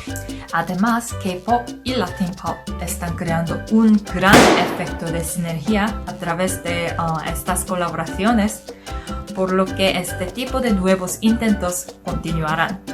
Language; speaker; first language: Spanish; non-native, learner; Korean